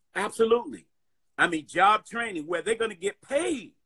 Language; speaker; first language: English; native; English